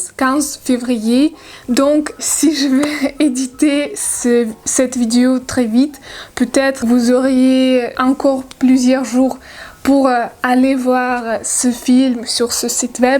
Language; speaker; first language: French; non-native, learner; Russian